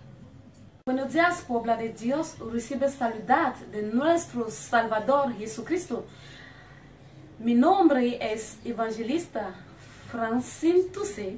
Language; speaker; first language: Spanish; non-native, learner; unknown